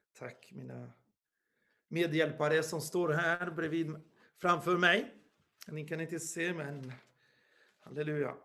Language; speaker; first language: Swedish; non-native, fluent; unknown